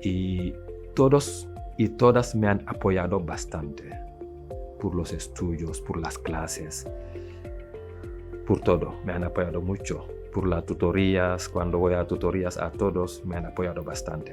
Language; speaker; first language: Spanish; non-native, local second language; French